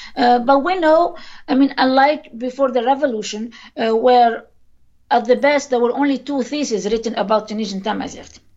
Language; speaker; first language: English; non-native, fluent; Arabic